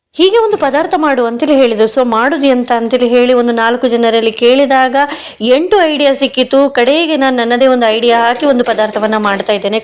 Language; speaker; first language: Kannada; non-native, local second language; Konkani